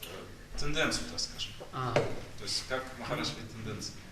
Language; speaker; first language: Russian; native; Russian